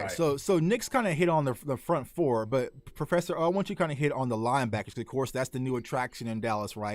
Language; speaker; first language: English; native; English